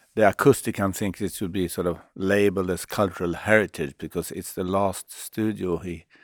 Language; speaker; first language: English; non-native, fluent; Swedish